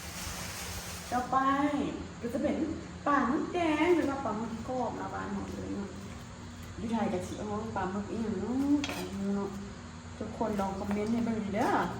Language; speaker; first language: Thai; non-native, local second language; Lao